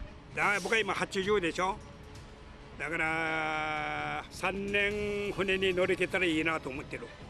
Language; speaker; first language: Japanese; native; Japanese